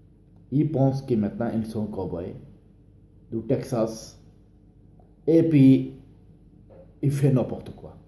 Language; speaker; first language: French; non-native, learner; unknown